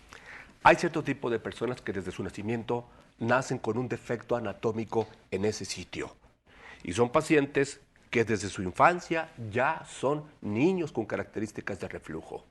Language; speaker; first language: Spanish; native; Spanish